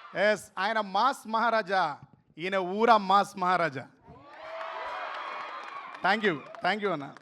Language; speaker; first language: Telugu; native; Telugu